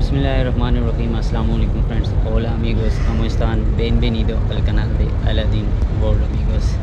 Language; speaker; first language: Spanish; non-native, learner; Punjabi